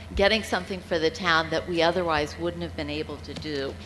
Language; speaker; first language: English; native; English